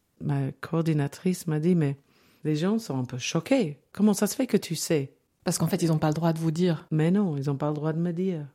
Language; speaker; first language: French; non-native, fluent; English